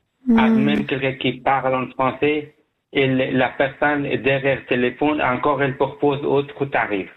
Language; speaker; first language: French; non-native, fluent; Persian